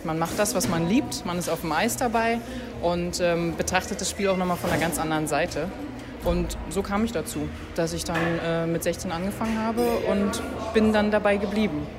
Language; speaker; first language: German; native; German